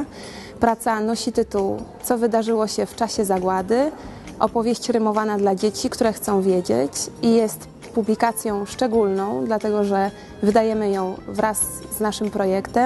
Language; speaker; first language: Polish; native; Polish